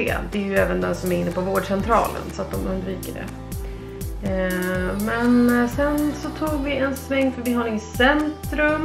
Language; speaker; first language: Swedish; native; Swedish